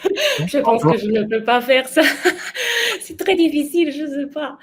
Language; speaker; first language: French; non-native, learner; Spanish